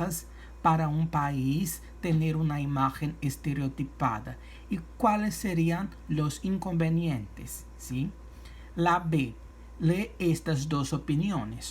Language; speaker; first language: Spanish; non-native, fluent; Portuguese